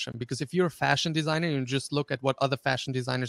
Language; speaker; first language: English; non-native, fluent; German